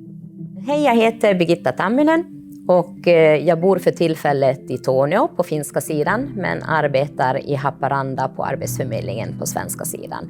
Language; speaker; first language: Swedish; early bilingual, other home language; Finnish